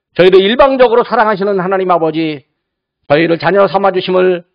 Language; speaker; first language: Korean; native; Korean